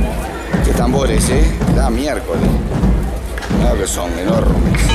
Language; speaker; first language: Spanish; native; Spanish